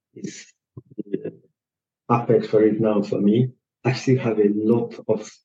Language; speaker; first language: English; non-native, local second language; Igbo